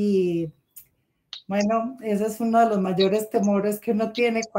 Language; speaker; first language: Spanish; native; Spanish